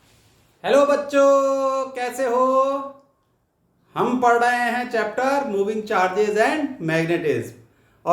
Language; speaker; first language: Hindi; native; Hindi